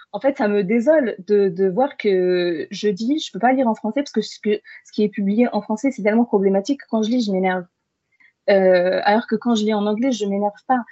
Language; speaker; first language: French; early bilingual, other home language; Arabic